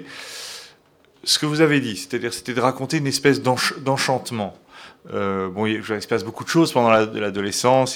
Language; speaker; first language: French; native; French